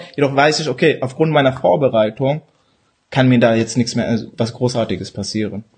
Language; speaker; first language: German; early bilingual, other home language; Urdu